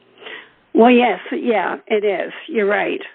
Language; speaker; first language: English; native; English